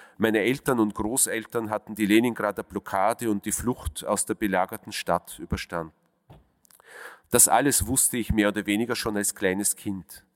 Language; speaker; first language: German; early bilingual, other home language; Russian